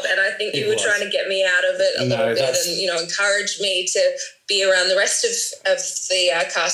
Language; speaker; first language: English; native; English